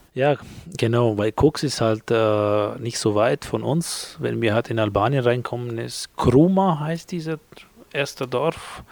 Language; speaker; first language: German; non-native, fluent; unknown